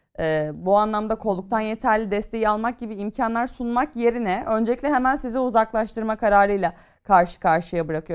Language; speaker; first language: Turkish; native; Turkish